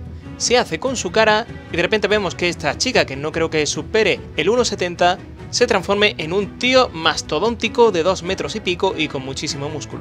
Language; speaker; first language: Spanish; native; Spanish